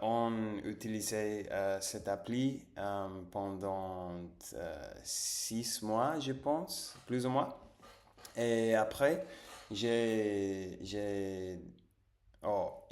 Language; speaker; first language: French; non-native, fluent; Spanish